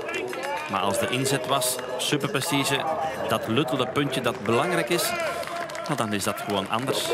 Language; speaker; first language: Dutch; native; Dutch